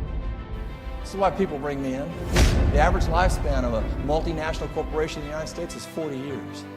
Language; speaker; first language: English; native; English